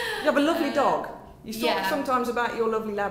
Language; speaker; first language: English; native; English